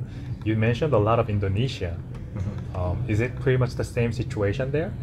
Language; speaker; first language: English; non-native, fluent; Korean